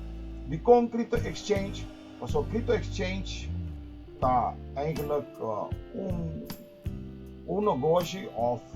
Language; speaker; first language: Portuguese; non-native, learner; Papiamento